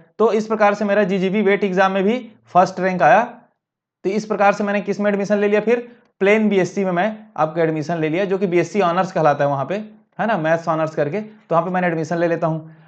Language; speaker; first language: Hindi; native; Hindi